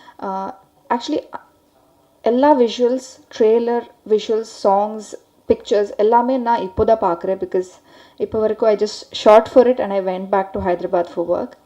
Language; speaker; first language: Tamil; non-native, learner; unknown